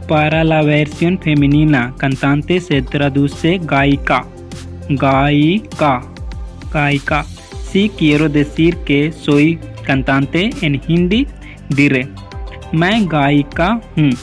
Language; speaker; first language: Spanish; non-native, learner; Hindi